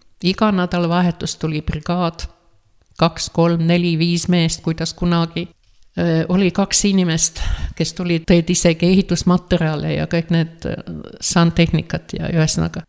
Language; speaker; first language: Estonian; non-native, fluent; Latvian